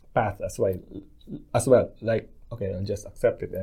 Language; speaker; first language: English; non-native, local second language; Filipino